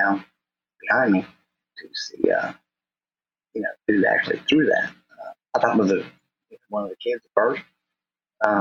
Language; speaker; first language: English; native; English